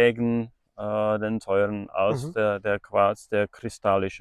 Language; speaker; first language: German; non-native, fluent; Czech